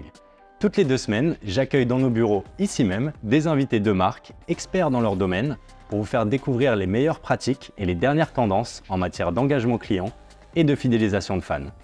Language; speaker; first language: French; native; French